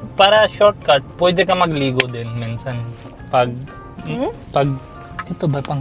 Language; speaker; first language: Filipino; non-native, learner; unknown